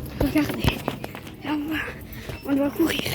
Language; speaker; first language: French; non-native, learner; Arabic